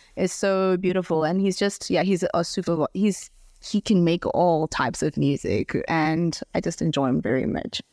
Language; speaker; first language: English; non-native, local second language; Southern Sotho